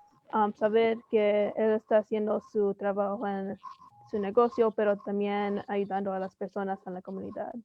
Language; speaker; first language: Spanish; early bilingual, heritage; Spanish